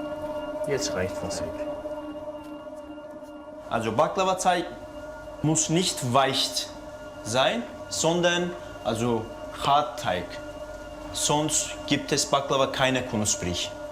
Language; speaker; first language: German; non-native, learner; Turkish